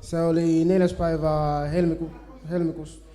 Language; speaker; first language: Finnish; early bilingual, other home language; Swahili